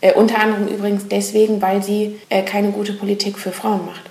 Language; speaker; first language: German; native; German